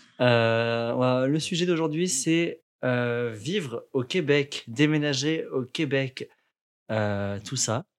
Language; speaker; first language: French; native; French